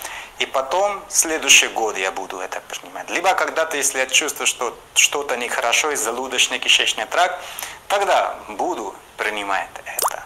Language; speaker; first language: Russian; non-native, local second language; Kyrgyz